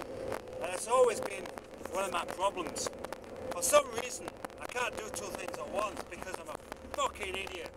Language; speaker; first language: English; native; English